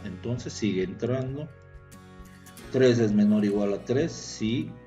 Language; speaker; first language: Spanish; native; Spanish